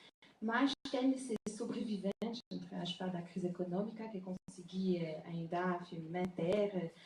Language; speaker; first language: Portuguese; non-native, fluent; French